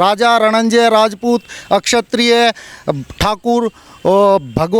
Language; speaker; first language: Hindi; native; Hindi